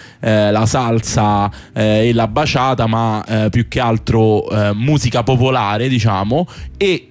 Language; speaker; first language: Italian; native; Italian